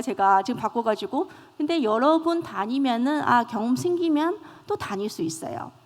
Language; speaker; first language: Korean; non-native, fluent; Chinese